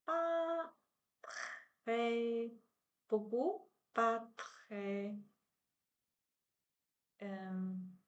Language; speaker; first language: French; non-native, learner; Chinese